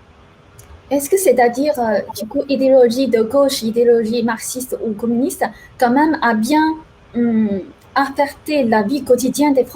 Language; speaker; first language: French; non-native, fluent; Chinese